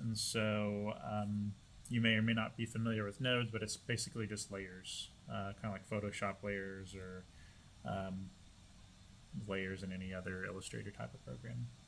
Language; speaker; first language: English; native; English